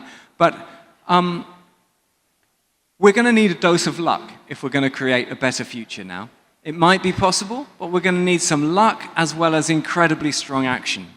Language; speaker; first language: English; native; English